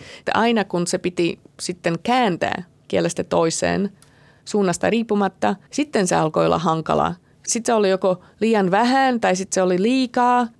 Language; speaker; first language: Finnish; non-native, fluent; Slovak